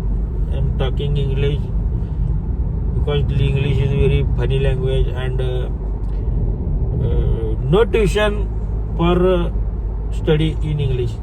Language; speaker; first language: English; non-native, learner; Marathi